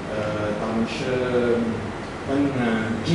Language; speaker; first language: Chinese; non-native, learner; Sinhala